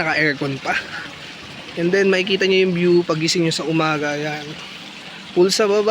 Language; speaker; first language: Filipino; native; Filipino